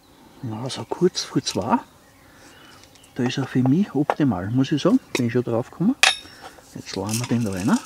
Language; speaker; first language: German; native; German